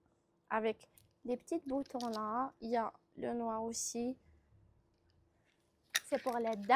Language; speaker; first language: French; non-native, local second language; Arabic